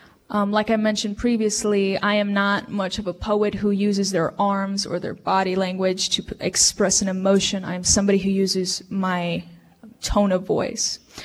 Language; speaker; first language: English; early bilingual, other home language; Spanish